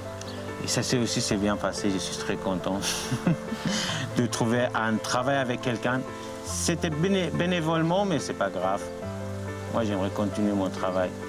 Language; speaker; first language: French; non-native, learner; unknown